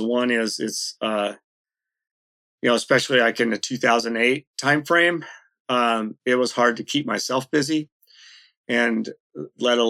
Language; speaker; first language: English; native; English